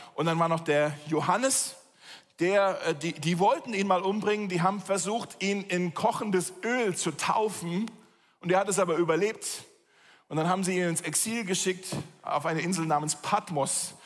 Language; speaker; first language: German; native; German